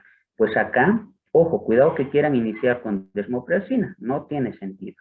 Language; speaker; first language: Spanish; native; Spanish